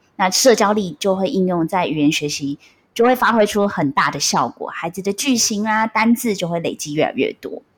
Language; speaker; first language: Chinese; non-native, local second language; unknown